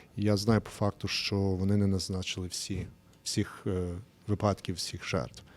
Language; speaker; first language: Ukrainian; early bilingual, heritage; English